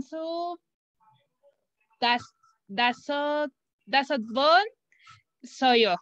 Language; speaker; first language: Korean; non-native, learner; Spanish